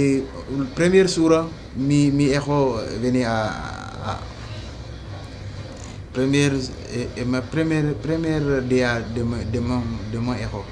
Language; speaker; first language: Spanish; non-native, learner; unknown